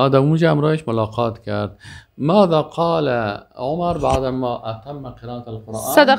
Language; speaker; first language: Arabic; non-native, fluent; Persian